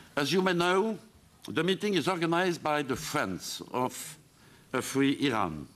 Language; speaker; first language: English; non-native, fluent; French